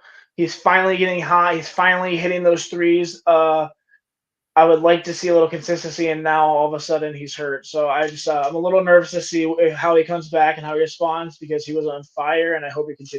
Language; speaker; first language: English; native; English